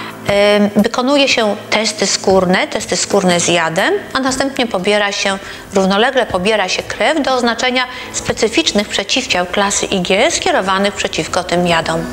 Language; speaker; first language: Polish; native; Polish